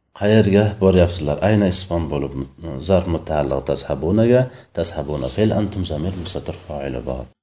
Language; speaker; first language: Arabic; non-native, fluent; Uzbek